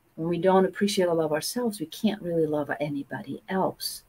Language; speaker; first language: English; non-native, fluent; German